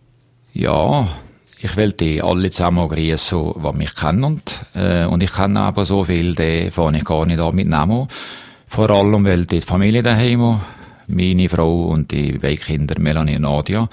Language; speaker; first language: German; native; German